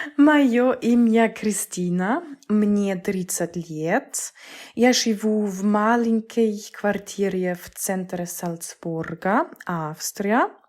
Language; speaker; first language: Russian; non-native, learner; German